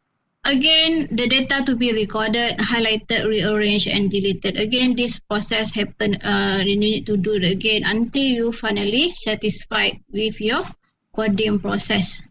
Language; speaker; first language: English; non-native, fluent; Malay